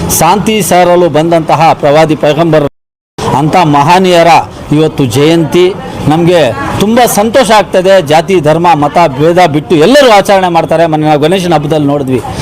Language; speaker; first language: Kannada; non-native, local second language; Urdu